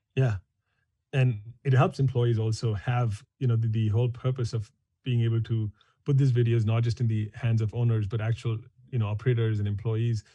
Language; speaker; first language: English; non-native, local second language; Hindi